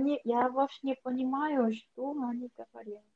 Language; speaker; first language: Russian; non-native, learner; Korean